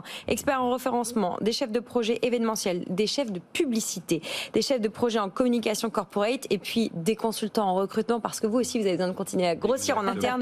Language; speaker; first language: French; native; French